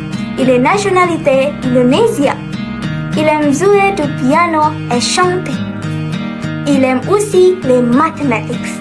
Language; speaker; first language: French; non-native, learner; Indonesian